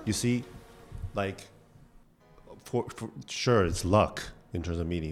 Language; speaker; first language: English; early bilingual, other home language; Chinese